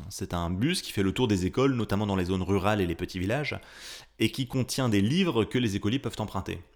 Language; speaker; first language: French; native; French